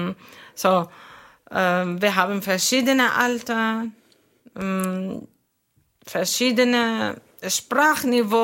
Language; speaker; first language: German; non-native, learner; Arabic